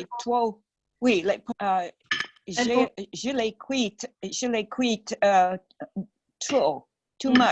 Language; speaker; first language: French; non-native, learner; English